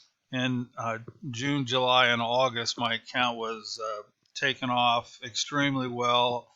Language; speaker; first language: English; native; English